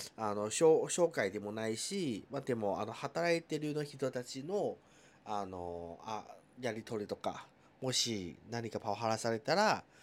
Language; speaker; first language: Japanese; non-native, fluent; Chinese